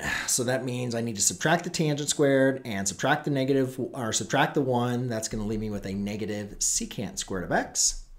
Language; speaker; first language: English; native; English